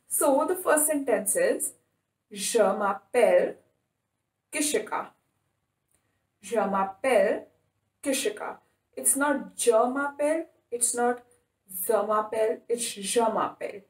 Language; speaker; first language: French; non-native, fluent; Hindi